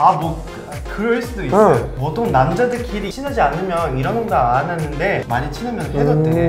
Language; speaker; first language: Korean; non-native, fluent; Portuguese